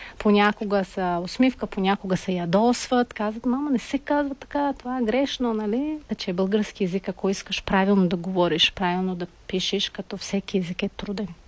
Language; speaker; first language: Bulgarian; non-native, learner; Tajik